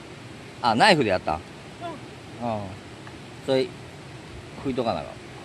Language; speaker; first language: Japanese; native; Japanese